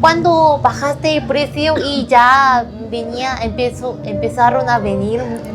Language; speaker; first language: Spanish; non-native, fluent; Korean